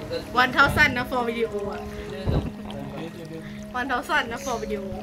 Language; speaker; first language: English; non-native, learner; Thai